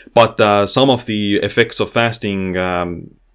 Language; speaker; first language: English; non-native, fluent; Estonian